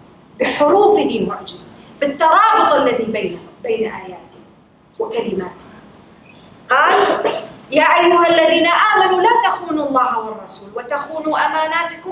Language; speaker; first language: Arabic; native; Arabic